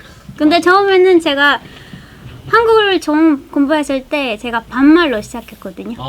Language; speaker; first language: Korean; non-native, fluent; Spanish